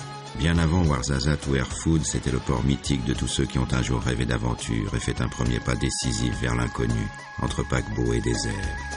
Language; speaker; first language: French; native; French